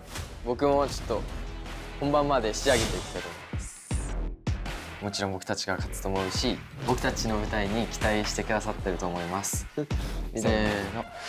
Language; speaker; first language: Japanese; native; Japanese